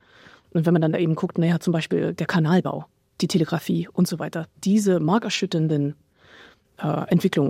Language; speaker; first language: German; native; German